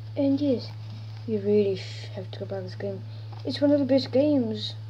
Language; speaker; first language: English; native; English